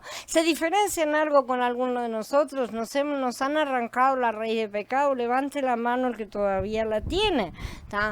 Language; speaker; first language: Spanish; native; Spanish